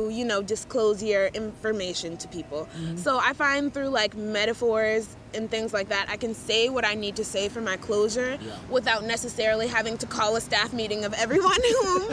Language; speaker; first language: English; native; English